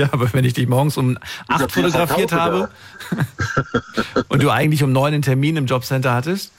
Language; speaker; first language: German; native; German